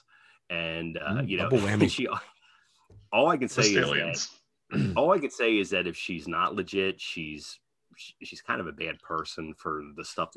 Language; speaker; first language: English; native; English